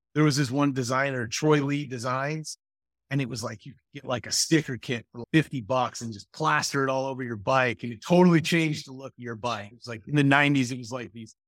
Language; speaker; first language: English; native; English